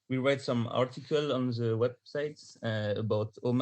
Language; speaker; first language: English; non-native, learner; French